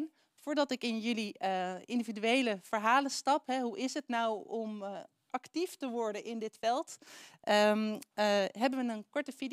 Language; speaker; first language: Dutch; native; Dutch